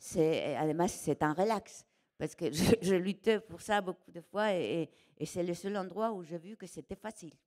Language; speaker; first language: French; non-native, fluent; Spanish